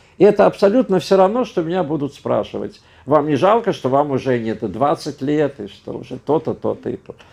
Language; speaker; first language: Russian; native; Russian